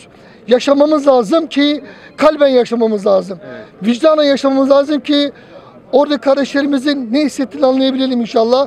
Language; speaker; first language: Turkish; native; Turkish